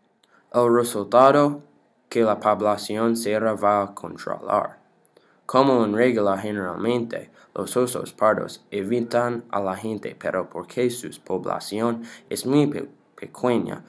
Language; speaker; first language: Spanish; non-native, learner; English